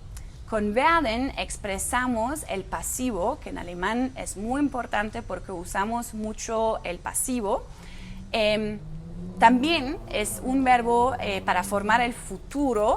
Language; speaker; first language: Spanish; non-native, fluent; German